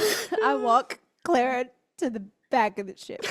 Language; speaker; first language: English; native; English